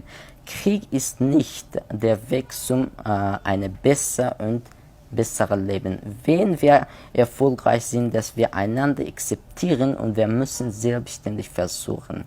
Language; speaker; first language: German; non-native, learner; Persian